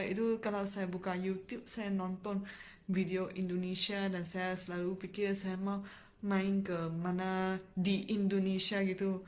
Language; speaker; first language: Indonesian; non-native, fluent; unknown